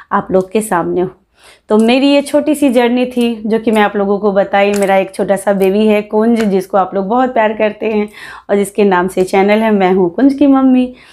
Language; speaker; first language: Hindi; native; Hindi